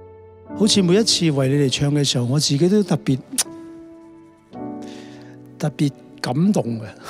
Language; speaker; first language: Chinese; non-native, local second language; Cantonese